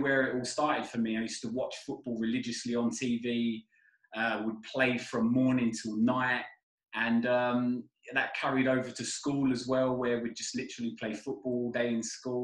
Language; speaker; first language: English; native; English